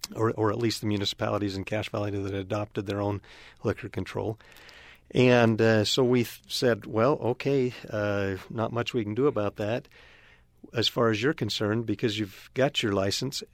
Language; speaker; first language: English; native; English